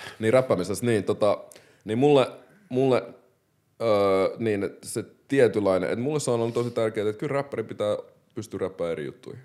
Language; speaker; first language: Finnish; early bilingual, other home language; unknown